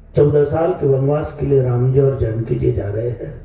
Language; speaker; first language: Hindi; non-native, local second language; Marathi